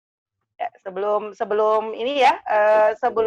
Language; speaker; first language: Indonesian; native; Indonesian